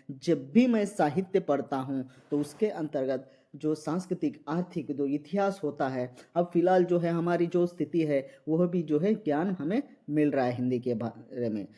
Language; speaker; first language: Hindi; non-native, local second language; Marathi